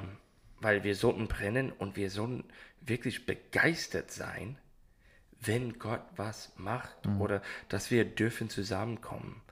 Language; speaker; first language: German; non-native, learner; English